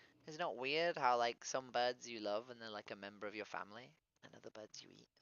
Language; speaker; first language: English; native; English